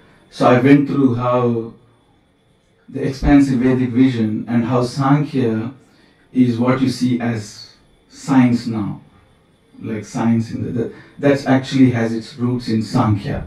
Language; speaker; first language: English; non-native, local second language; Kannada